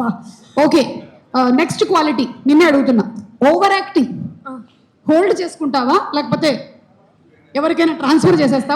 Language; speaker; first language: Telugu; native; Telugu